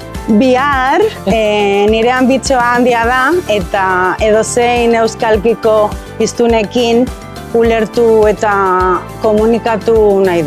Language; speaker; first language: Basque; non-native, learner; Spanish